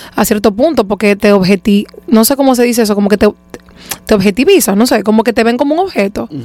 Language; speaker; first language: Spanish; native; Spanish